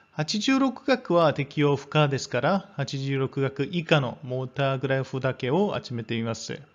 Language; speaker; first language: Japanese; non-native, fluent; Korean